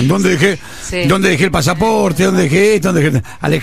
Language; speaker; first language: Spanish; native; Spanish